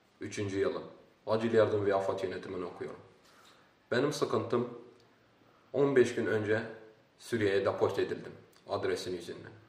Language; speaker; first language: Turkish; early bilingual, other home language; Arabic